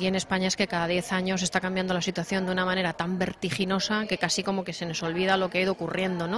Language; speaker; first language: Spanish; native; Spanish